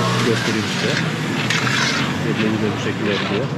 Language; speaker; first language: Turkish; native; Turkish